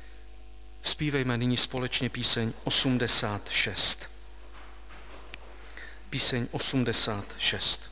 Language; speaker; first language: Czech; native; Czech